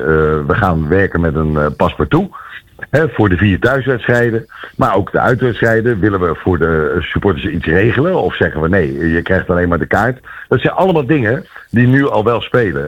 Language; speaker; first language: Dutch; native; Dutch